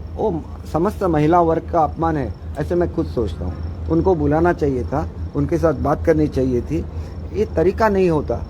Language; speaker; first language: Hindi; non-native, local second language; Marathi